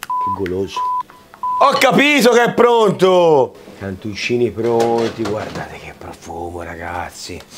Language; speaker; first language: Italian; native; Italian